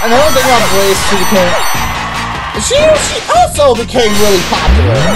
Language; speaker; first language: English; native; English